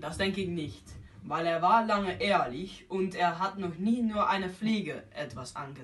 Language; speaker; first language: German; non-native, learner; Dutch